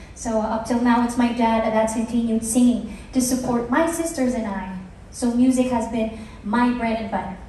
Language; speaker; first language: English; non-native, local second language; Filipino